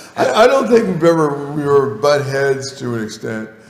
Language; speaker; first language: English; native; English